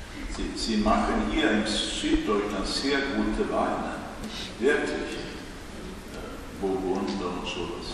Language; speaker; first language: German; non-native, learner; Swedish